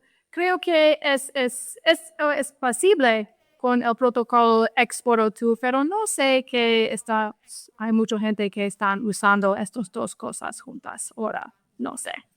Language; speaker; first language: Spanish; non-native, fluent; English